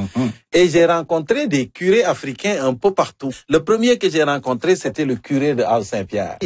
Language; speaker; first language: French; native; French